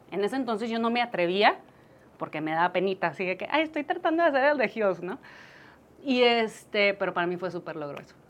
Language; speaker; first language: Spanish; native; Spanish